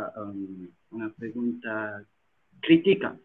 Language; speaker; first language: Spanish; non-native, learner; Wolof